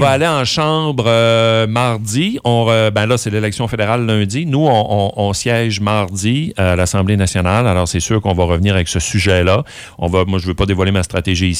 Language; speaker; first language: French; native; French